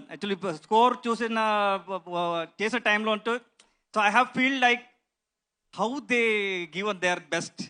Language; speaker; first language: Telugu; non-native, learner; Kannada